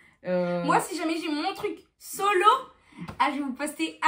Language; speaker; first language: French; native; French